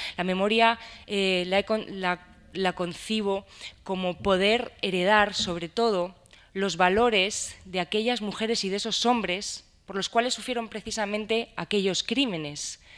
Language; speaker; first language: Spanish; native; Spanish